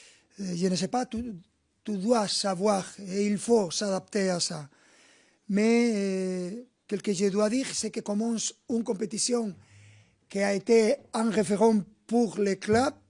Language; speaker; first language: French; non-native, fluent; Spanish